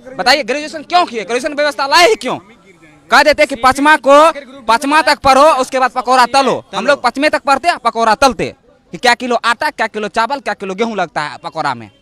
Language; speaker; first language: Hindi; native; Hindi